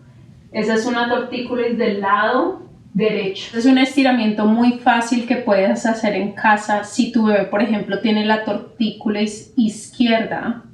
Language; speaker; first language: Spanish; native; Spanish